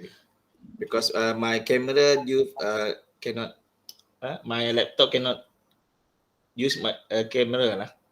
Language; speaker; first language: English; non-native, local second language; Malay